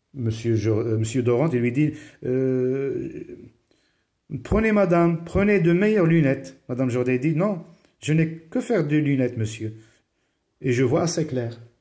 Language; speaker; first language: French; non-native, local second language; Arabic